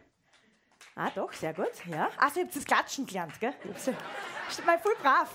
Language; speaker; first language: German; native; German